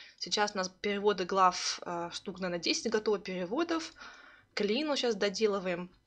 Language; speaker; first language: Russian; early bilingual, heritage; Russian